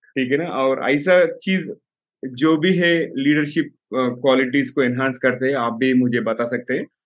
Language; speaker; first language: Hindi; native; Hindi